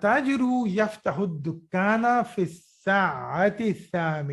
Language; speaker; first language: Arabic; non-native, fluent; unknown